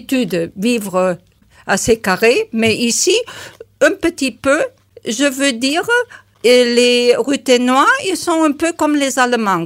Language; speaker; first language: French; non-native, learner; German